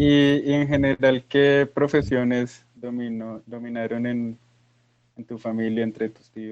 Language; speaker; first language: Spanish; native; Spanish